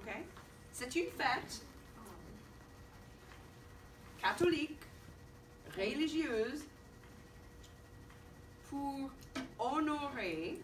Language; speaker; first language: French; non-native, fluent; English